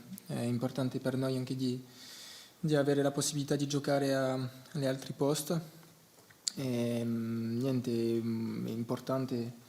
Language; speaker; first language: Italian; early bilingual, heritage; French